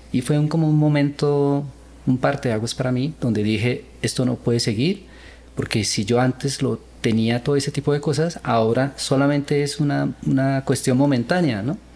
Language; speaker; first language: Spanish; early bilingual, other home language; Korean